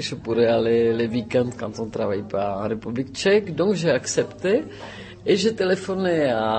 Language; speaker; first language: French; non-native, fluent; Czech